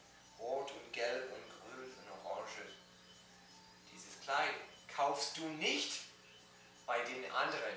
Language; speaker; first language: German; non-native, learner; English